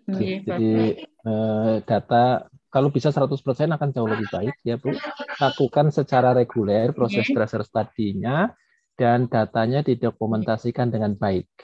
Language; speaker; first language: Indonesian; non-native, local second language; Javanese